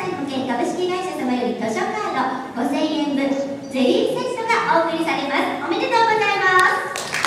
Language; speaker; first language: Japanese; native; Japanese